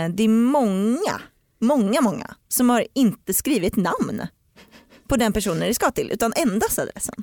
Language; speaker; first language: Swedish; native; Swedish